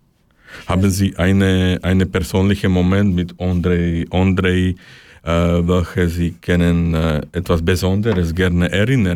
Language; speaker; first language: German; non-native, learner; Slovak